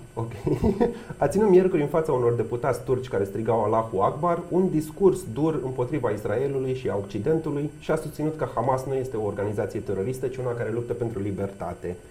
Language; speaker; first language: Romanian; native; Romanian